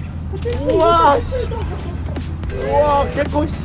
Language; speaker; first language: Korean; native; Korean